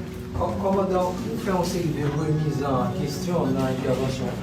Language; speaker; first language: Haitian Creole; native; Haitian Creole